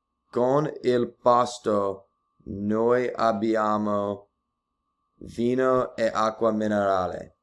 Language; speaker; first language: Italian; non-native, learner; English